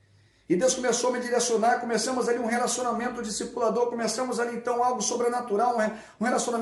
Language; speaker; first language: Portuguese; native; Portuguese